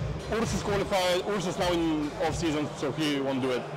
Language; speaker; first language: English; non-native, fluent; Bulgarian